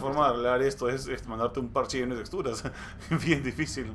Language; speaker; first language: Spanish; native; Spanish